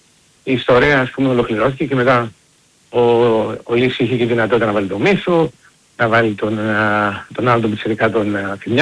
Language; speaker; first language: Greek; native; Greek